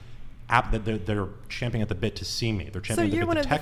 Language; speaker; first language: English; native; English